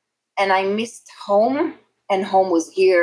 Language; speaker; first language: English; non-native, fluent; Hebrew